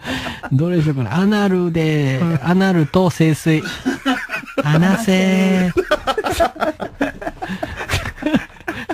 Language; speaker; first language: Japanese; native; Japanese